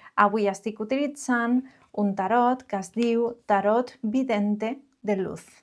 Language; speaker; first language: Catalan; non-native, local second language; Spanish